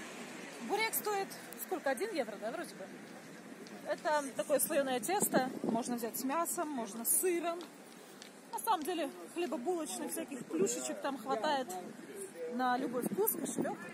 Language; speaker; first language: Russian; native; Russian